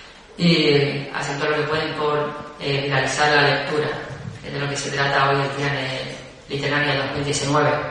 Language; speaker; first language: Spanish; native; Spanish